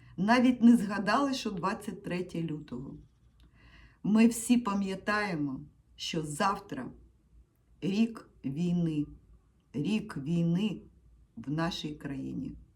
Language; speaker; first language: Ukrainian; non-native, local second language; Russian